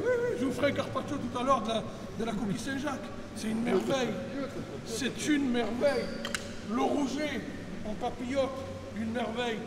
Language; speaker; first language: French; native; French